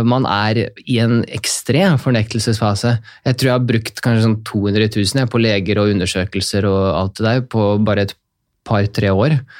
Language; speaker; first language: Norwegian; early bilingual, other home language; Russian